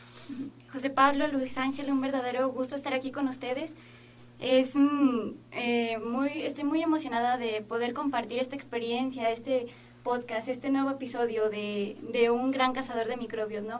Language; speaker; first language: Spanish; native; Spanish